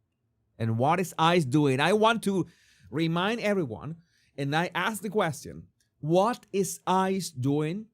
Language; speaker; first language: English; non-native, fluent; Spanish